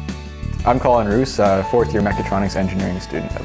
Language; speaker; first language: English; native; English